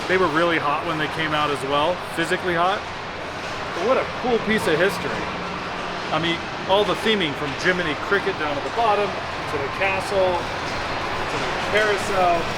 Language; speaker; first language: English; native; English